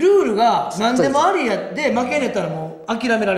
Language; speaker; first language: Japanese; native; Japanese